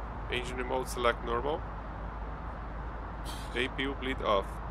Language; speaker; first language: English; non-native, learner; Portuguese